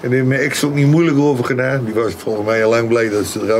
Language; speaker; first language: Dutch; native; Dutch